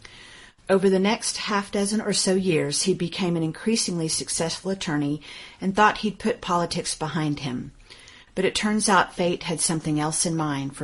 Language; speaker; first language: English; native; English